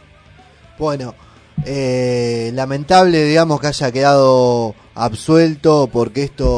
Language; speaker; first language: Spanish; native; Spanish